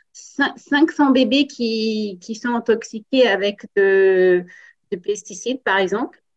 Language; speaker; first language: French; non-native, fluent; Portuguese